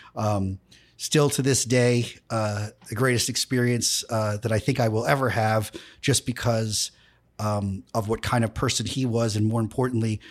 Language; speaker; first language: English; native; English